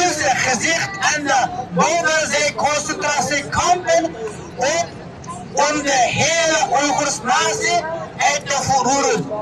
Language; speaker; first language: Dutch; non-native, learner; Uyghur